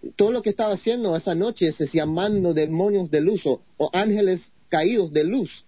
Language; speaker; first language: Spanish; non-native, fluent; English